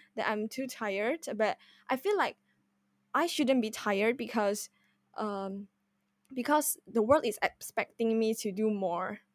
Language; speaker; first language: English; non-native, fluent; Indonesian